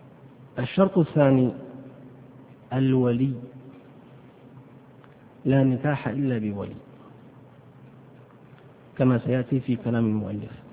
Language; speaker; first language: Arabic; native; Arabic